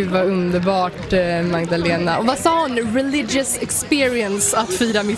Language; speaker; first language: Swedish; native; Swedish